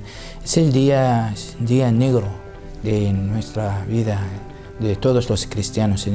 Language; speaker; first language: Spanish; non-native, learner; Assyrian Neo-Aramaic